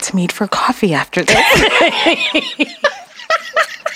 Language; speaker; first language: English; early bilingual, other home language; Jamaican Creole English